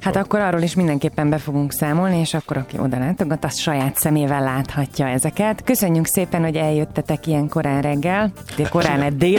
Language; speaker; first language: Hungarian; native; Hungarian